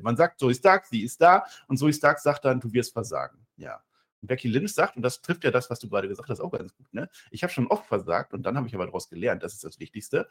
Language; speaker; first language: German; native; German